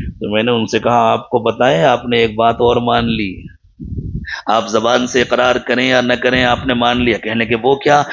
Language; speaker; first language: Urdu; native; Urdu